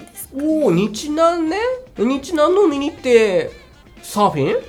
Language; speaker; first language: Japanese; native; Japanese